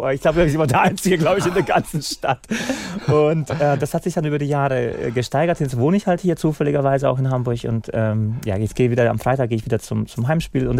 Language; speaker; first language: German; non-native, fluent; Bosnian